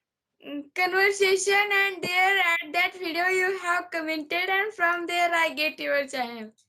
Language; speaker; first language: English; non-native, learner; Marathi